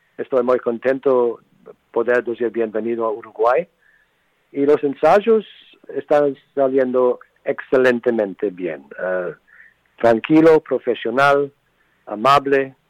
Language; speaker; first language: Spanish; non-native, fluent; English